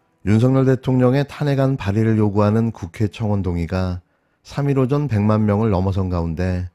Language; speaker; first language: Korean; native; Korean